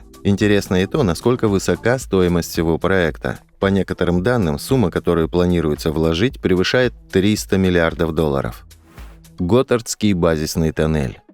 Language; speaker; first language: Russian; native; Russian